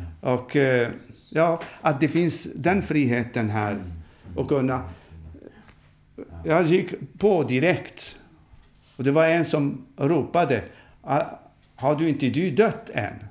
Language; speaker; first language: Swedish; non-native, fluent; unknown